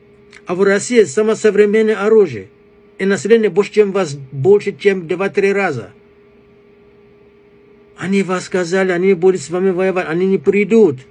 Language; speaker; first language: Russian; non-native, fluent; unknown